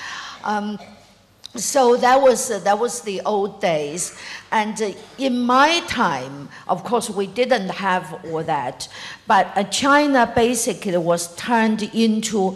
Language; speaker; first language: English; non-native, fluent; Chinese